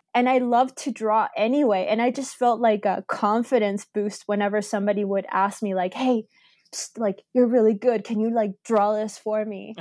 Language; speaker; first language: English; early bilingual, other home language; Spanish